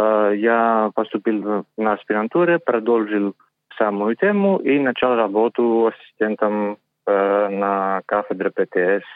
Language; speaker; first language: Russian; non-native, learner; Greek